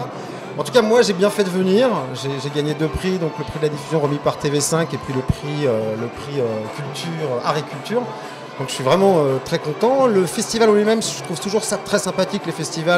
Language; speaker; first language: French; native; French